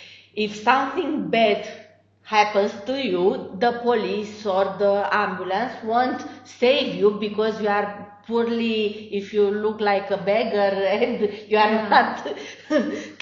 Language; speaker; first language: English; non-native, fluent; Romanian